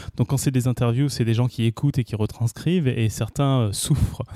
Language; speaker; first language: French; native; French